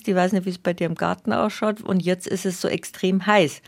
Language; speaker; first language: German; native; German